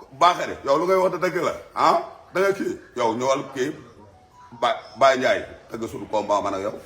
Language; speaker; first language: Wolof; native; Wolof